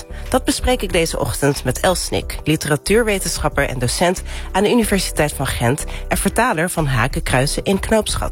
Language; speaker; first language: Dutch; native; Dutch